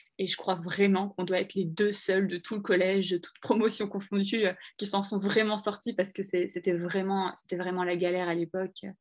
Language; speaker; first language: French; early bilingual, other home language; Arabic